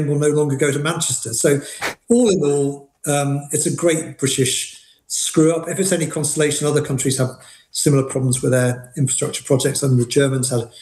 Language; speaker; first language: English; native; English